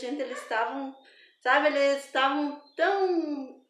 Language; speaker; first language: Portuguese; native; Portuguese